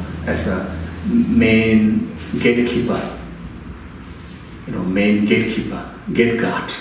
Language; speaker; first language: English; non-native, fluent; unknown